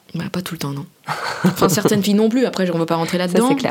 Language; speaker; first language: French; native; French